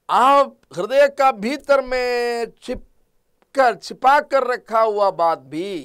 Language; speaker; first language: Hindi; non-native, local second language; Malayalam